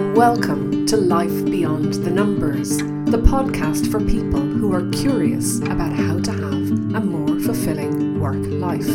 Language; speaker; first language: English; native; English